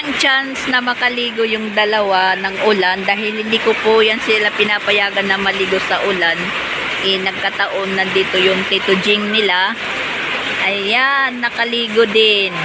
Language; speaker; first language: Filipino; native; Filipino